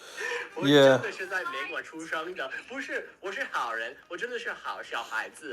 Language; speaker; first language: Chinese; non-native, fluent; English